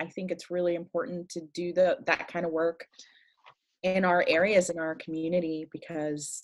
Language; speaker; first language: English; early bilingual, other home language; French